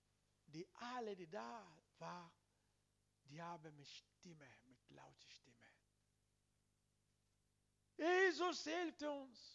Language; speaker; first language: German; non-native, learner; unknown